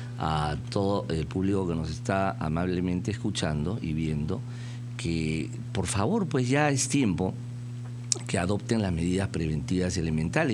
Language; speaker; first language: Spanish; native; Spanish